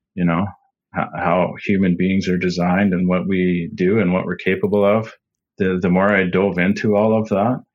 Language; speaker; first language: English; native; English